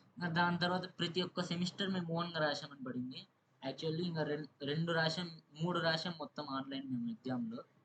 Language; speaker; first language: Telugu; non-native, local second language; Urdu